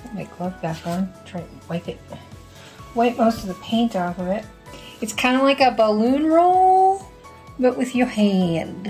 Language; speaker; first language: English; native; English